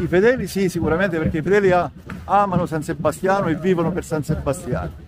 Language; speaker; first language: Italian; native; Italian